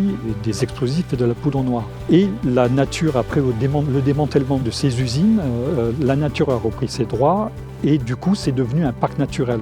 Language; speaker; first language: French; native; French